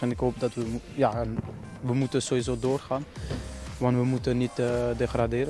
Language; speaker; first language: Dutch; non-native, fluent; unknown